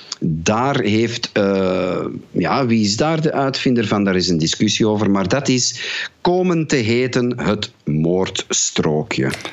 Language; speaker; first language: Dutch; native; Dutch